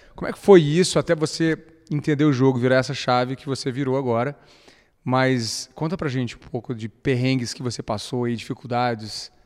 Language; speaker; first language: Portuguese; native; Portuguese